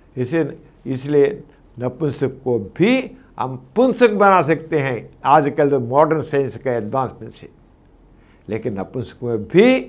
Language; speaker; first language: Hindi; non-native, local second language; Telugu